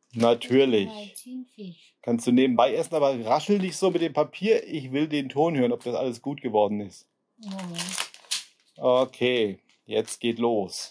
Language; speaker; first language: German; native; German